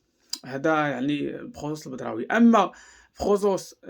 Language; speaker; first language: Arabic; native; Arabic